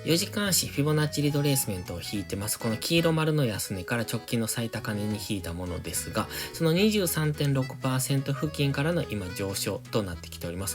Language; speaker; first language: Japanese; native; Japanese